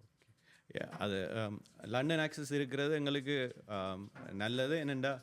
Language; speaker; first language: Tamil; early bilingual, other home language; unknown